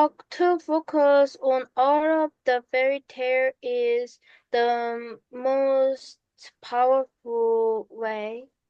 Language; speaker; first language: English; non-native, learner; Korean